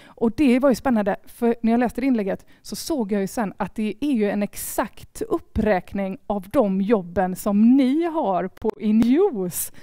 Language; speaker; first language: Swedish; native; Swedish